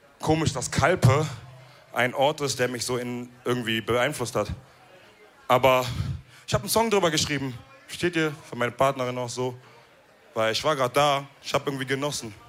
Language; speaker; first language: German; early bilingual, other home language; Wolof